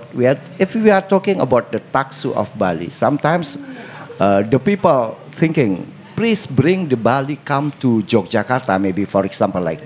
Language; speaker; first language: English; non-native, learner; Indonesian